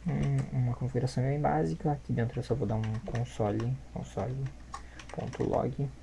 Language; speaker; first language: Portuguese; native; Portuguese